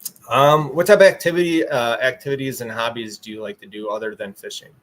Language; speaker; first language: English; native; English